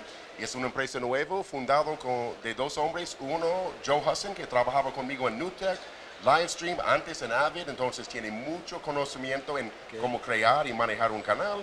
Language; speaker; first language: Spanish; non-native, fluent; English